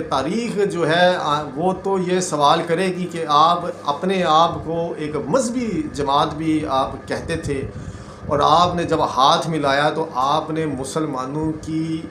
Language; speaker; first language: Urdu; non-native, local second language; Punjabi